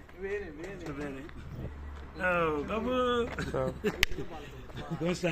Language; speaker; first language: Italian; non-native, fluent; Punjabi